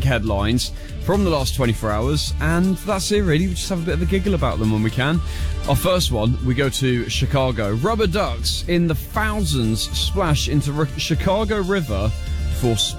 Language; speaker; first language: English; native; English